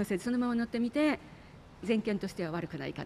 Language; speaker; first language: Japanese; native; Japanese